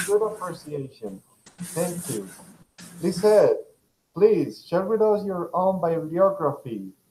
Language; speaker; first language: English; non-native, fluent; Spanish